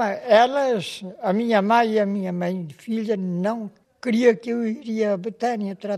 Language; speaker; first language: Portuguese; non-native, local second language; Kabuverdianu